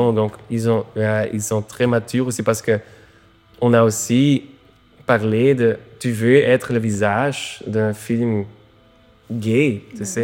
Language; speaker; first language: French; non-native, learner; Dutch